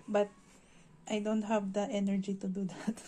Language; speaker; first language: English; non-native, fluent; Filipino